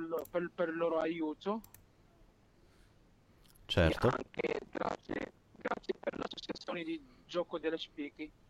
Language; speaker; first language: Italian; non-native, learner; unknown